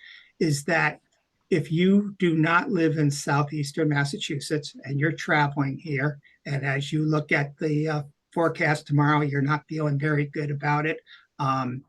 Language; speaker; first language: English; native; English